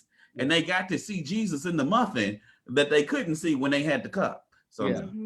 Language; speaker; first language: English; native; English